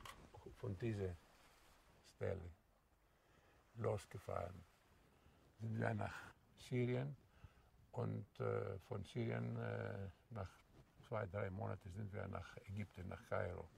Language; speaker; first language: German; non-native, fluent; Greek